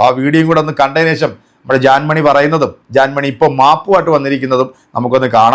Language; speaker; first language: Malayalam; native; Malayalam